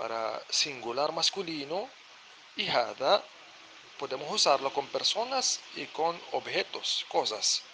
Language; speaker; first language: Spanish; non-native, fluent; Arabic